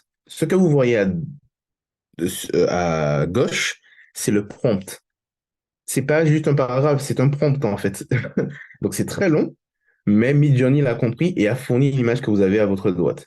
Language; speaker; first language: French; native; French